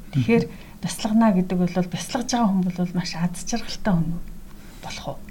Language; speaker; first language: Mongolian; native; Mongolian